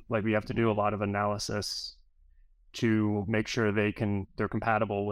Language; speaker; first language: English; native; English